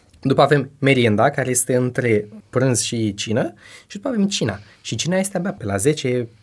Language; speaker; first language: Romanian; non-native, fluent; Spanish